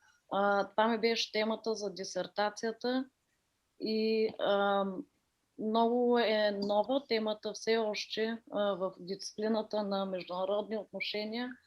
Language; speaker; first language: Bulgarian; early bilingual, heritage; Danish